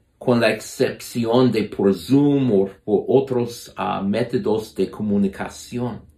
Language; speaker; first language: Spanish; non-native, fluent; English